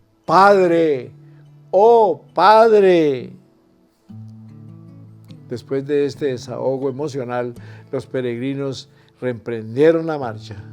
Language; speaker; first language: Spanish; native; Spanish